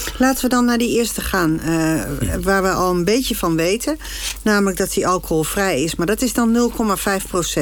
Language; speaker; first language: Dutch; native; Dutch